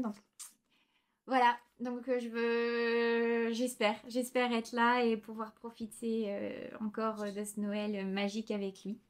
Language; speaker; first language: French; native; French